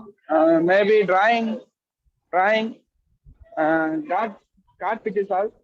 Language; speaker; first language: English; non-native, learner; Tamil